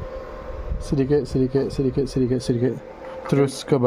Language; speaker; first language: Indonesian; non-native, learner; English